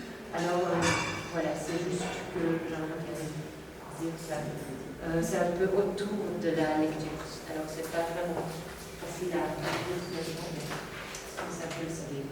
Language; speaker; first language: French; non-native, local second language; Dutch